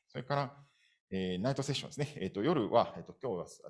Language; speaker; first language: Japanese; native; Japanese